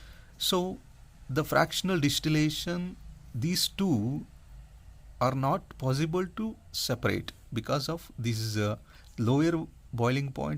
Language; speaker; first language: English; non-native, local second language; Kannada